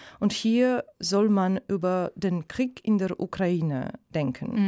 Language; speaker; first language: German; non-native, fluent; Polish